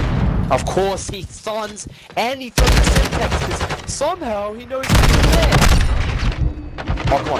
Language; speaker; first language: English; native; English